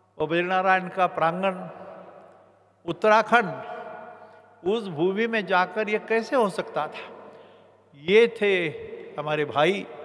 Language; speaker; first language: Hindi; non-native, local second language; Marathi